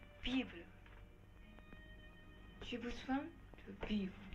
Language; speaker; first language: French; non-native, learner; Japanese